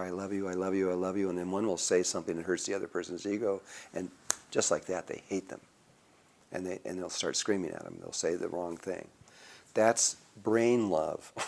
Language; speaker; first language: English; native; English